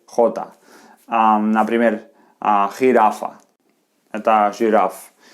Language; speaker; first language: Russian; non-native, fluent; Spanish